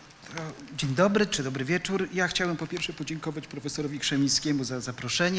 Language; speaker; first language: Polish; native; Polish